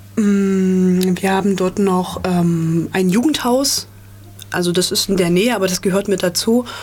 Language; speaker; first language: German; native; German